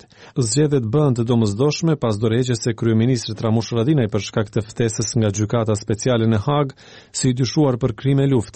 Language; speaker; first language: Albanian; native; Albanian